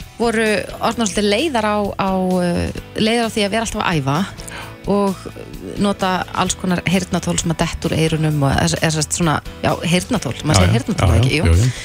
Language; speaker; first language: Icelandic; native; Icelandic